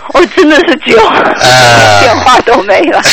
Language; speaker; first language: Chinese; native; Chinese